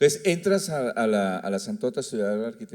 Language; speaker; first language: Spanish; native; Spanish